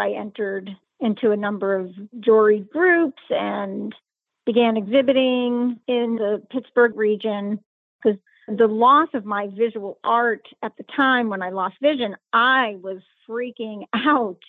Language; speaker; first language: English; native; English